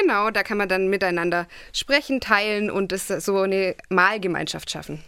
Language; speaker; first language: German; native; German